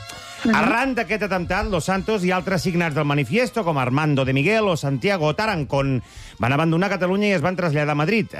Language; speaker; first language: Catalan; native; Catalan